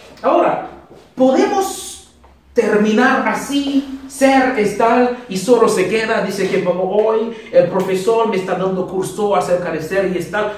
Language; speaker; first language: Spanish; non-native, learner; Haitian Creole